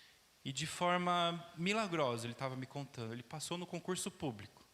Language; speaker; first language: Portuguese; native; Portuguese